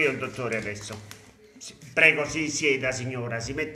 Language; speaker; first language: Italian; native; Italian